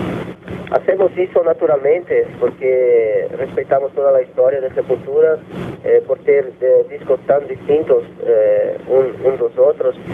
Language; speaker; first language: Spanish; non-native, fluent; Portuguese